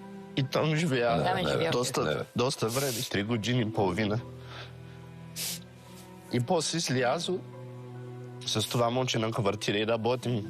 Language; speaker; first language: Bulgarian; non-native, fluent; Portuguese